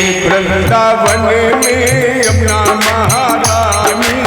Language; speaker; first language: Hindi; native; Hindi